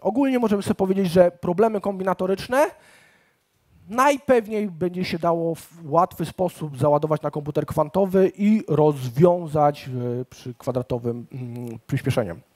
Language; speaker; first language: Polish; native; Polish